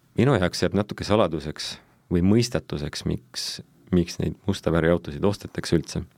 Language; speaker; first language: Estonian; non-native, local second language; Russian